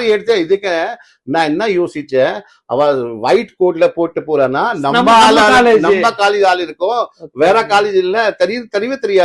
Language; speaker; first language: Tamil; non-native, fluent; Hindi